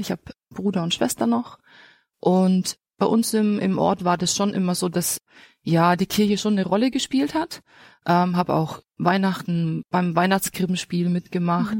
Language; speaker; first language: German; native; German